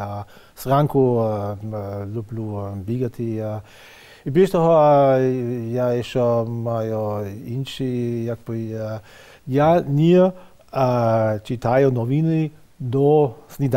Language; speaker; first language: Ukrainian; non-native, fluent; German